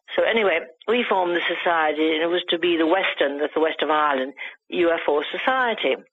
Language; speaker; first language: English; native; English